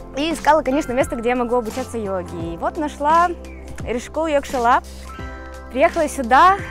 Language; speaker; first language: Russian; native; Russian